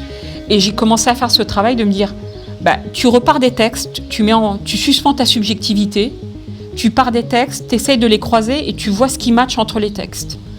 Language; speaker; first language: French; native; French